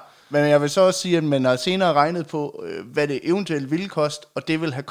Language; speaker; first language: Danish; native; Danish